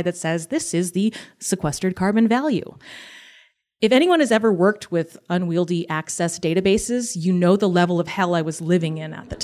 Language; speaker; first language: English; native; English